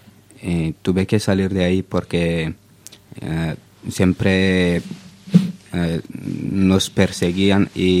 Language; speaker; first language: Spanish; non-native, fluent; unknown